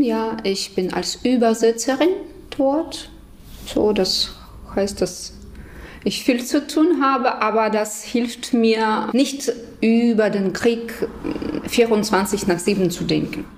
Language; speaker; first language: German; non-native, fluent; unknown